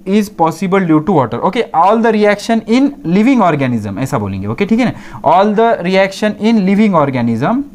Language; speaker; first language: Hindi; non-native, local second language; Marathi